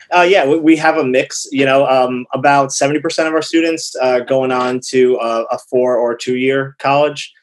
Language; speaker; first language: English; native; English